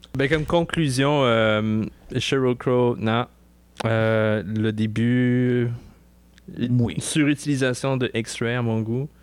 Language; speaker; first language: French; native; French